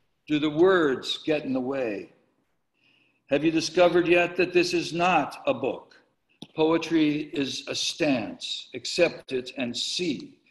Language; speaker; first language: English; native; English